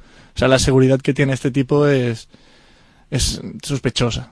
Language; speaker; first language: Spanish; native; Spanish